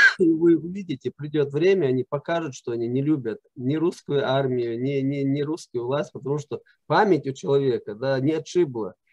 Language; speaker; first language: Russian; non-native, local second language; Chechen